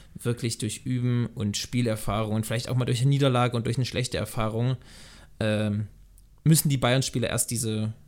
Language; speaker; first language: German; native; German